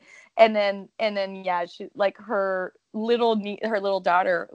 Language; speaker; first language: English; non-native, fluent; French